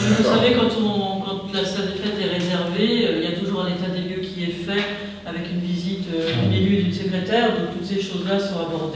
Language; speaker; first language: French; native; French